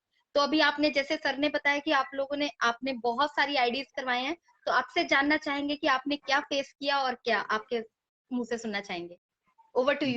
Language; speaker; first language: Hindi; native; Hindi